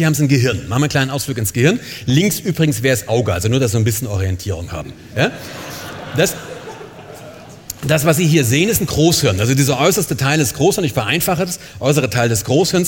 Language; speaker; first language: German; native; German